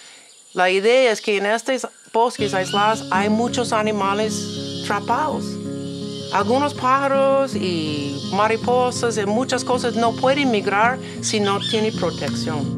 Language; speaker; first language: Spanish; non-native, learner; English